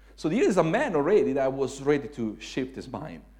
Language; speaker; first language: English; non-native, fluent; Italian